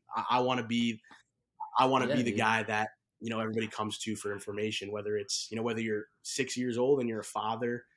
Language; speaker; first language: English; native; English